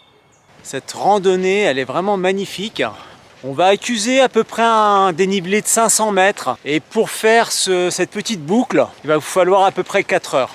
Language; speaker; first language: French; native; French